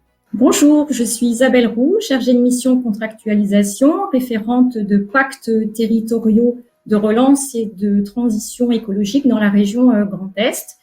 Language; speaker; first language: French; native; French